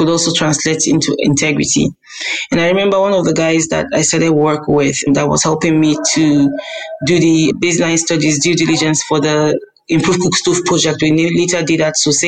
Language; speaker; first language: English; non-native, local second language; Hausa